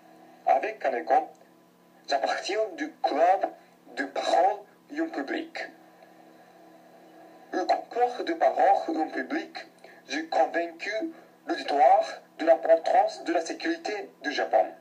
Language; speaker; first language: French; non-native, learner; Japanese